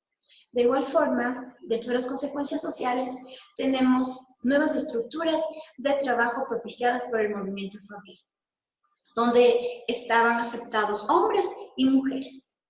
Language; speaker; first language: Spanish; native; Spanish